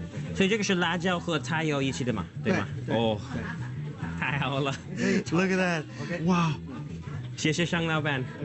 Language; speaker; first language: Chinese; non-native, fluent; English